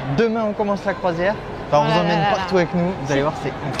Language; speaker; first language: French; native; French